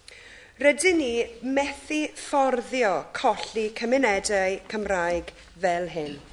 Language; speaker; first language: Welsh; non-native, local second language; English